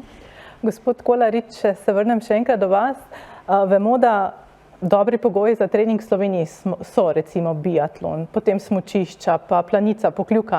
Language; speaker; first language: Slovenian; native; Slovenian